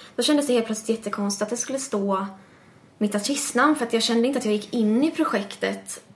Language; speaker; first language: Swedish; early bilingual, other home language; English